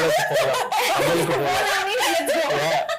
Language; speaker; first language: Tamil; non-native, learner; Telugu